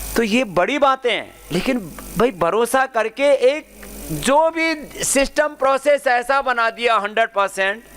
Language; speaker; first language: Hindi; native; Hindi